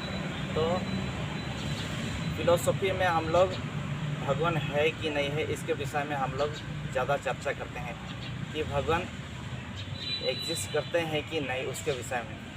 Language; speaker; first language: Hindi; non-native, local second language; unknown